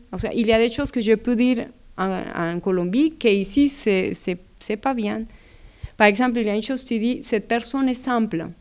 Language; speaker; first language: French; non-native, fluent; Spanish